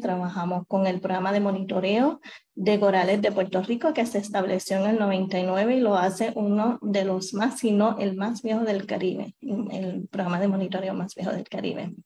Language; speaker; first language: Spanish; native; Spanish